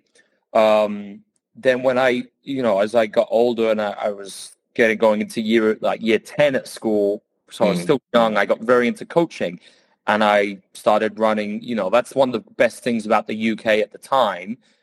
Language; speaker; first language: English; native; English